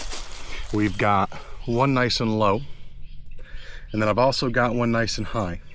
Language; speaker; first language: English; native; English